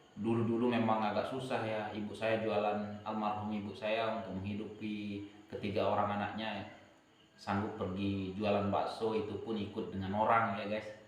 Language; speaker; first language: Malay; non-native, local second language; Sasak